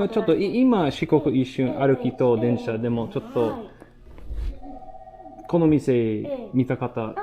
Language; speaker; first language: Japanese; non-native, learner; English